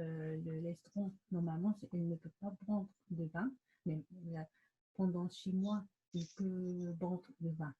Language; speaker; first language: French; non-native, learner; Japanese